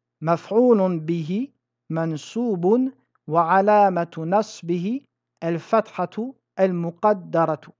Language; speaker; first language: Arabic; non-native, fluent; French